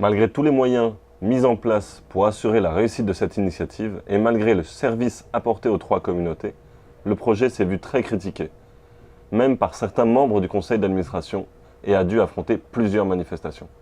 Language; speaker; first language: French; native; French